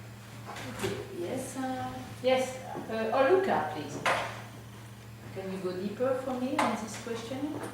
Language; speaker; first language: English; non-native, fluent; French